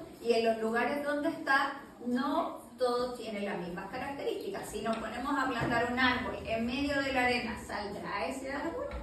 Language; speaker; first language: Spanish; native; Spanish